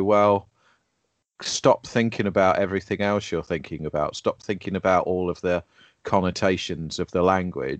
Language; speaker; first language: English; native; English